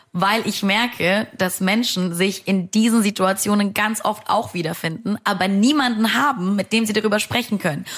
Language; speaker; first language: German; early bilingual, other home language; Romanian